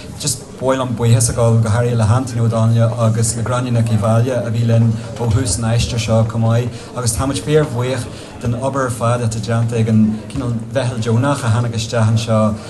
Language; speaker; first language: Irish; non-native, fluent; English